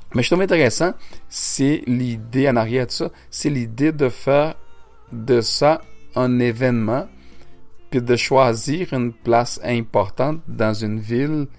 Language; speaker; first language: French; non-native, fluent; Portuguese